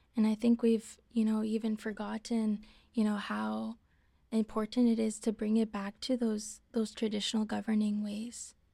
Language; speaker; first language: English; native; English